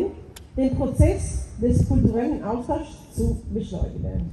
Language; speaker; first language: German; non-native, fluent; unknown